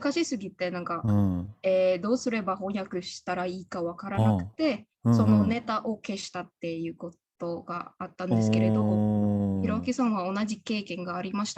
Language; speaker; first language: Japanese; non-native, learner; Indonesian